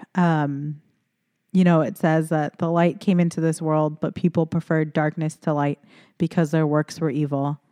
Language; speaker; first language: English; early bilingual, other home language; Filipino